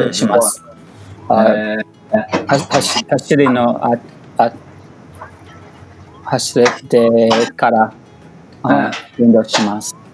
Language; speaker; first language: Japanese; non-native, learner; English